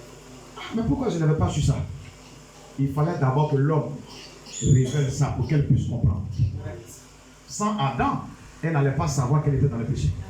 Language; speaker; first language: French; non-native, local second language; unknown